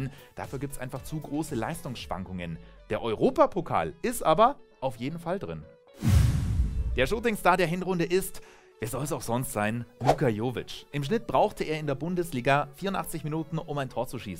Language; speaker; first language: German; native; German